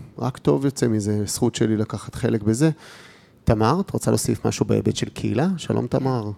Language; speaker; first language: Hebrew; native; Hebrew